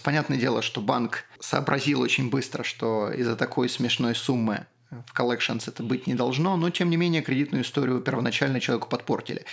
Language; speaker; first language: Russian; native; Russian